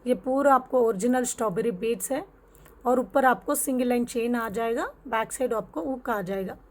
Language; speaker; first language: Hindi; non-native, local second language; Telugu